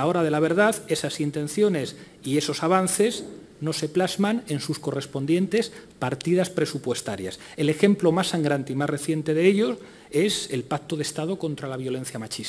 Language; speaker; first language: Spanish; native; Spanish